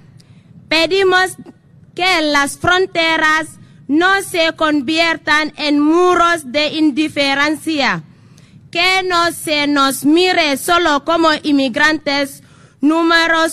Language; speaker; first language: Spanish; non-native, fluent; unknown